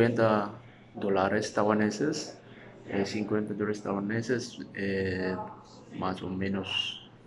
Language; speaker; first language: Spanish; non-native, fluent; Chinese